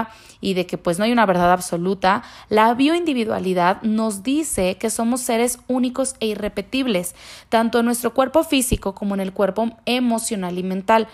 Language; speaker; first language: Spanish; native; Spanish